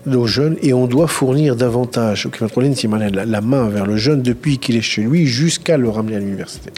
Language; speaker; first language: French; non-native, local second language; Arabic